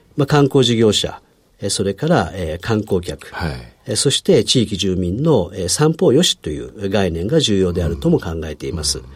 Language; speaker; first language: Japanese; native; Japanese